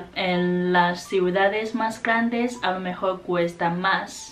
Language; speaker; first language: Spanish; non-native, fluent; Chinese